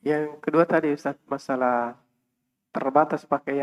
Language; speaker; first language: Indonesian; native; Indonesian